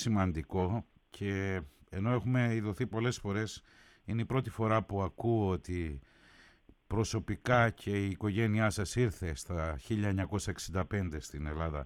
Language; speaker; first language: Greek; native; Greek